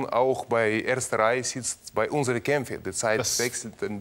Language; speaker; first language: German; non-native, learner; Russian